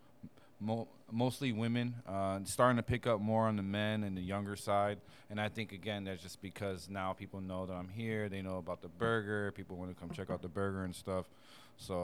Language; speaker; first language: English; native; English